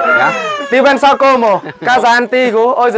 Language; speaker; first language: Portuguese; non-native, learner; Vietnamese